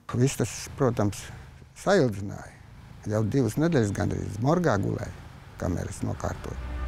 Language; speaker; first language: Latvian; native; Latvian